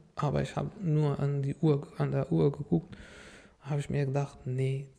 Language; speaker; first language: German; non-native, fluent; Arabic